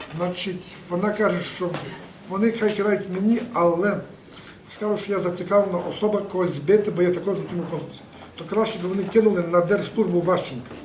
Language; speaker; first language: Ukrainian; native; Ukrainian